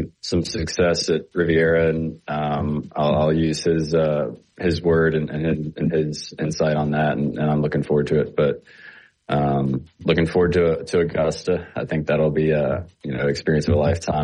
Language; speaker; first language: English; native; English